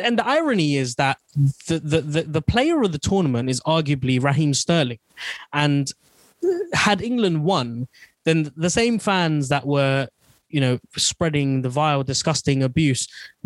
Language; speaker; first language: English; non-native, local second language; Bangla